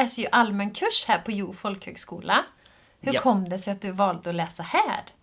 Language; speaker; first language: Swedish; native; Swedish